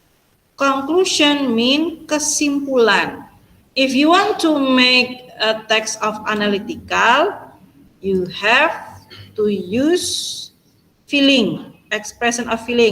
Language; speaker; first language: English; non-native, fluent; Indonesian